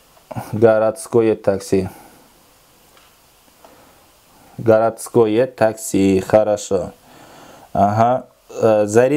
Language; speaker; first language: Russian; non-native, local second language; Kyrgyz